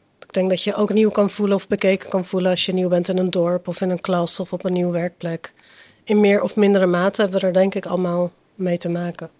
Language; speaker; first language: Dutch; early bilingual, other home language; Persian